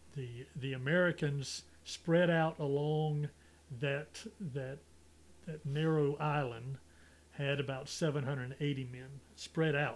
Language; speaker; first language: English; native; English